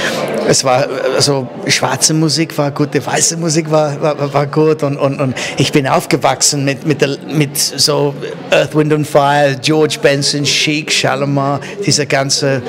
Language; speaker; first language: German; non-native, fluent; English